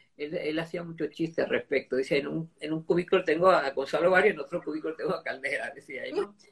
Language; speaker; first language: Spanish; early bilingual, other home language; Italian